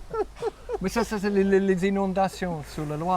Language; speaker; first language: French; non-native, fluent; English